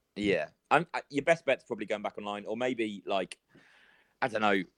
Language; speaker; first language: English; native; English